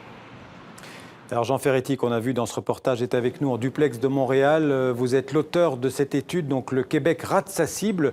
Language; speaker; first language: French; native; French